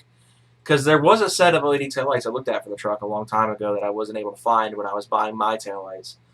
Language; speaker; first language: English; native; English